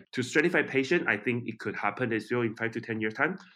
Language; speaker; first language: English; non-native, fluent; Chinese